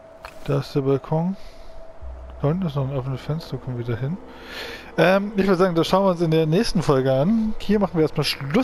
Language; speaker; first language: German; native; German